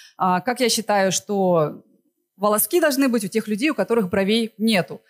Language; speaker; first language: Russian; native; Russian